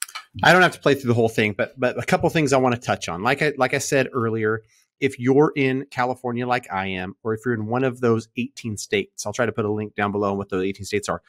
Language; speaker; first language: English; native; English